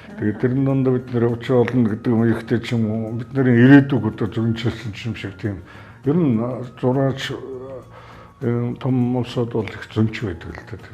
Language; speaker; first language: Mongolian; native; Mongolian